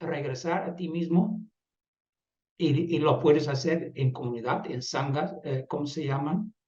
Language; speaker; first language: Spanish; non-native, fluent; Dutch